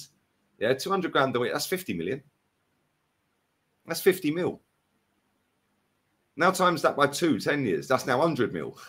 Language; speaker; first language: English; native; English